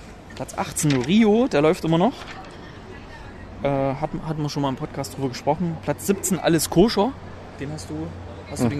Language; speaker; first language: German; native; German